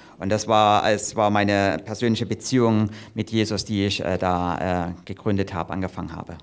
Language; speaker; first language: German; native; German